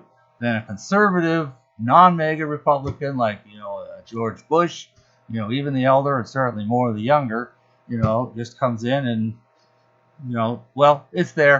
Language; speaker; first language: English; native; English